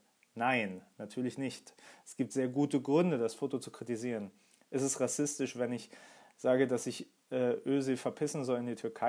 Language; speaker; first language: German; native; German